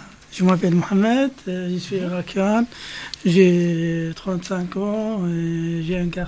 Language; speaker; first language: French; non-native, learner; Arabic